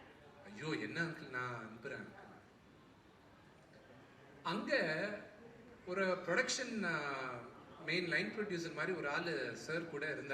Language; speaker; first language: Tamil; non-native, local second language; Telugu